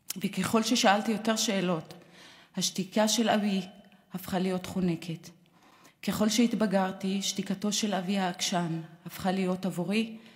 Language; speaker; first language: Hebrew; non-native, local second language; Arabic